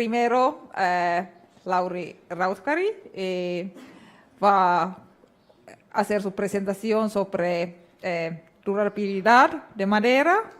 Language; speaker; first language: Spanish; non-native, fluent; Finnish